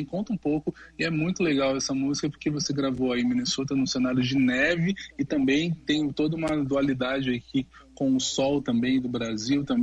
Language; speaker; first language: Portuguese; native; Portuguese